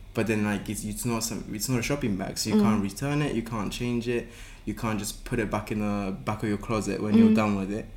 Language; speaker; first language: English; native; English